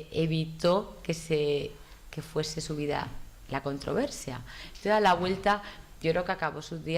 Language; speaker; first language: Spanish; native; Spanish